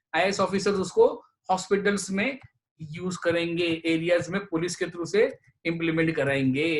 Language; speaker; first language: Hindi; non-native, local second language; Marathi